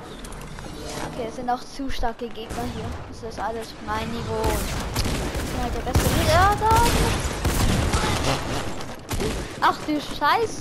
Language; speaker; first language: German; native; German